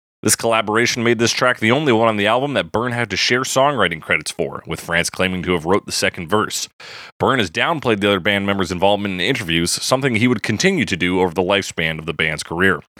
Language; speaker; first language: English; native; English